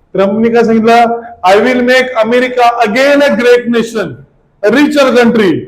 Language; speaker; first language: Hindi; non-native, local second language; Marathi